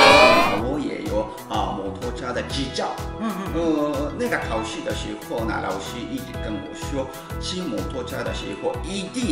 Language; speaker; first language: Chinese; non-native, fluent; Japanese